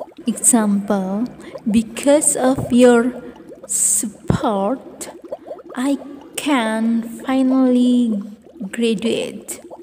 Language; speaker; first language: English; non-native, fluent; Indonesian